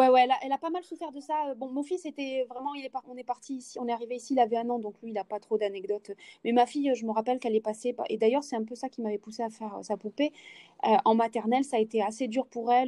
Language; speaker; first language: French; native; French